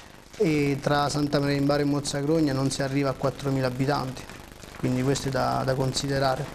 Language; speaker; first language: Italian; native; Italian